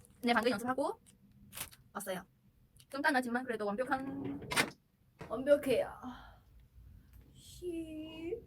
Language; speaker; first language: Korean; non-native, fluent; Chinese